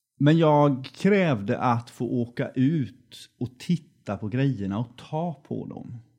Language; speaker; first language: Swedish; native; Swedish